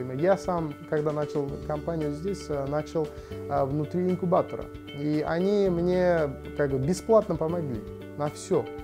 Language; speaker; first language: Russian; non-native, local second language; Uzbek